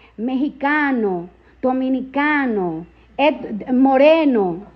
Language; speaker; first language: Spanish; early bilingual, heritage; Spanish